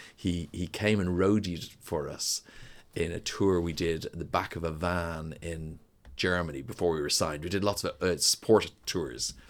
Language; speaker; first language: English; native; English